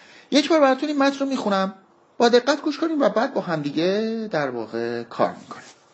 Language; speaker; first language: Persian; native; Persian